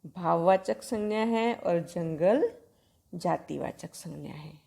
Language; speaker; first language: Hindi; non-native, local second language; Gujarati